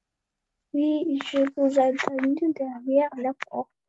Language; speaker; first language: French; non-native, learner; Russian